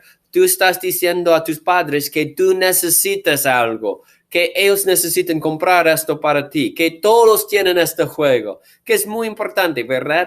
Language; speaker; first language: Spanish; non-native, fluent; English